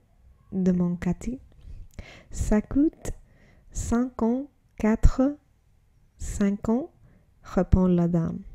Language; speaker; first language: French; non-native, learner; English